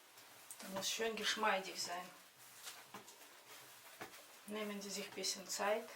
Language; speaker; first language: German; non-native, fluent; Russian